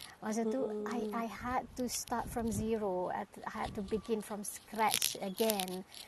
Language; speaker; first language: English; non-native, local second language; Malay